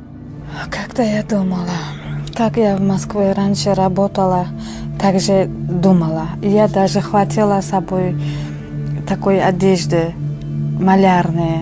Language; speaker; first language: Russian; non-native, learner; Uzbek